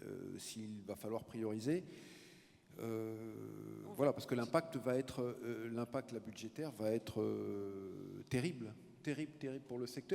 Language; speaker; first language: French; native; French